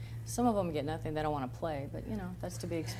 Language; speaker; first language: English; native; English